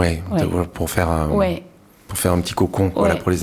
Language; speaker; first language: French; native; French